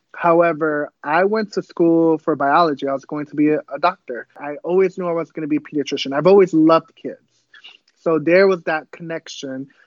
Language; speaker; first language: English; early bilingual, other home language; Kabuverdianu